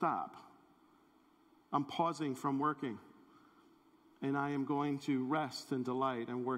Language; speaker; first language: English; native; English